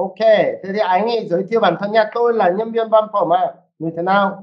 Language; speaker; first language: Vietnamese; non-native, fluent; Korean